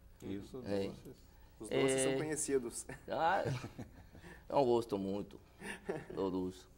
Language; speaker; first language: Portuguese; non-native, learner; Spanish